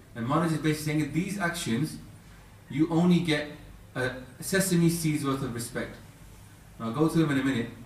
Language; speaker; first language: English; native; English